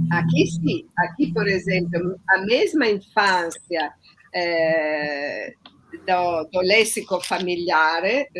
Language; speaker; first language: Portuguese; non-native, fluent; Italian